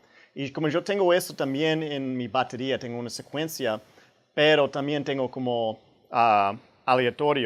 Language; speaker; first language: Spanish; non-native, fluent; English